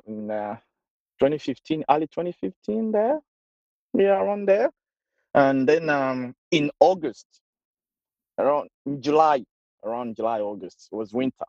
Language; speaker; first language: English; non-native, local second language; Ganda